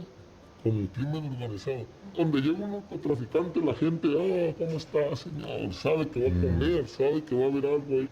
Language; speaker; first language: Spanish; native; Spanish